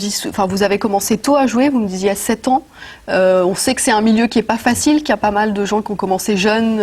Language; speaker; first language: French; native; French